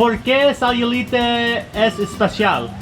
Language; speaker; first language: Spanish; non-native, learner; English